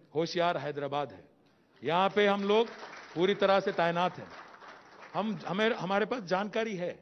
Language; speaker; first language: Hindi; non-native, local second language; Telugu